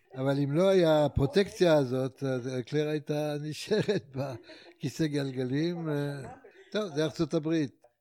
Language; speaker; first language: Hebrew; non-native, fluent; French